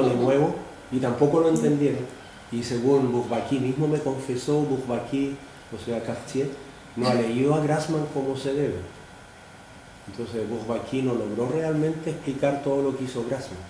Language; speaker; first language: Spanish; native; Spanish